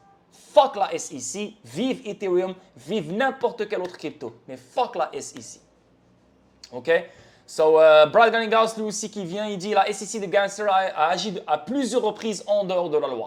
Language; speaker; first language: French; native; French